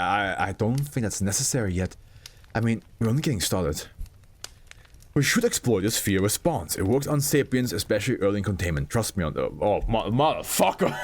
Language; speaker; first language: English; non-native, fluent; German